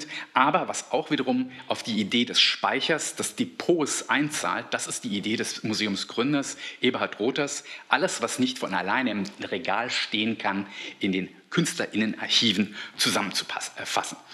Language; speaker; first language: German; native; German